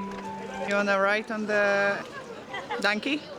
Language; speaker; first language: English; non-native, learner; Polish